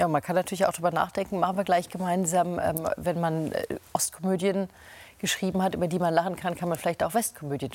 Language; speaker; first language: German; native; German